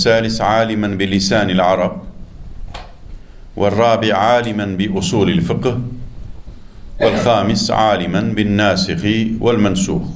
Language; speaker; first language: Arabic; non-native, fluent; Turkish